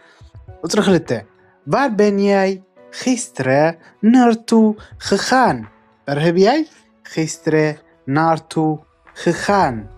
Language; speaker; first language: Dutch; non-native, learner; Tigrinya